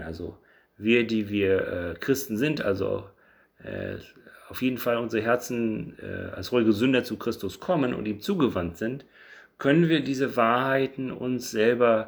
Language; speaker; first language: German; native; German